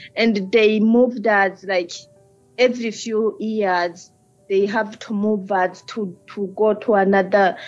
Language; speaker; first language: English; early bilingual, other home language; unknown